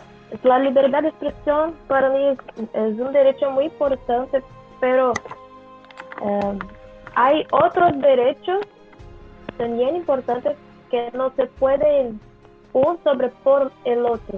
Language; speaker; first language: Spanish; non-native, learner; Portuguese